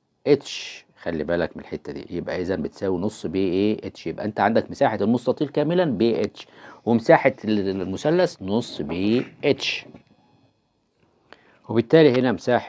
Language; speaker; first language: Arabic; native; Arabic